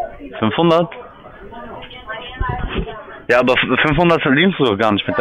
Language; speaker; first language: German; native; German